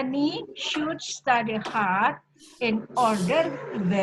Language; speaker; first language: English; non-native, learner; Indonesian